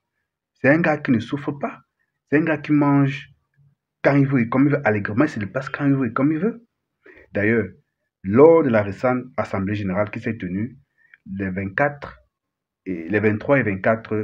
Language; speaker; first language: French; native; French